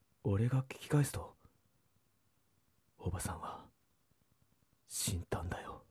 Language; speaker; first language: Japanese; native; Japanese